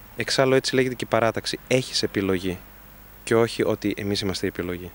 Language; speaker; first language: Greek; early bilingual, heritage; Greek